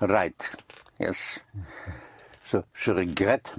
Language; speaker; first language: French; non-native, fluent; English